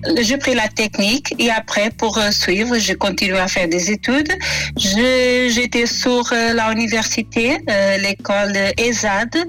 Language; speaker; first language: French; non-native, fluent; Portuguese